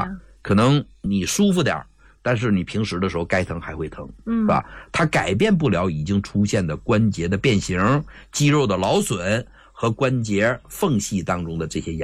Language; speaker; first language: Chinese; native; Chinese